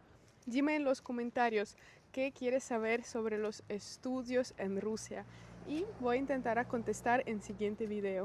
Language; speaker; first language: Spanish; non-native, fluent; Russian